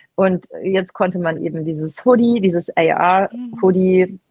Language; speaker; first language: German; native; German